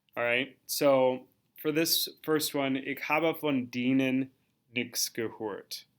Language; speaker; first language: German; non-native, fluent; English